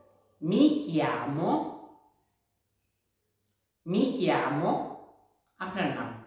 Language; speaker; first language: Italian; non-native, fluent; Bangla